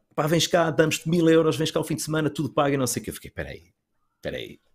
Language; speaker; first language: Portuguese; native; Portuguese